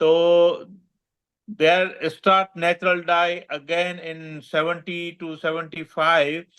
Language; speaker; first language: English; non-native, learner; Gujarati